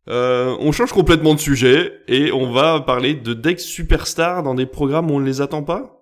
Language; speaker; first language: French; native; French